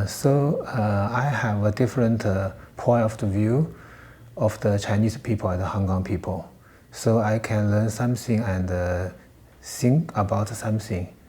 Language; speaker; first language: English; non-native, learner; Chinese